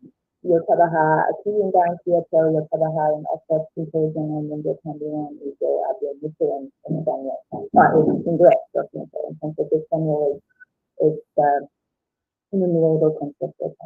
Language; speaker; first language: Spanish; non-native, learner; English